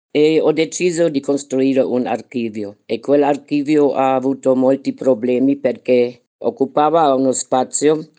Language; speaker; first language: Italian; non-native, fluent; German